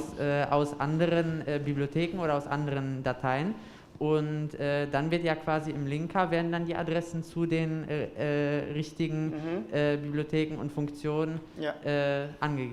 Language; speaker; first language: German; native; German